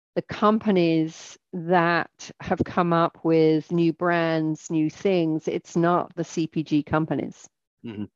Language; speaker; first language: English; native; English